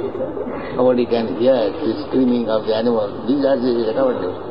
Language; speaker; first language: English; non-native, local second language; Bangla